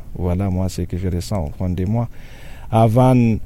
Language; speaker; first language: French; non-native, local second language; Tamasheq